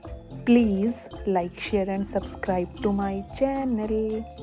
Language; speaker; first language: English; non-native, local second language; Hindi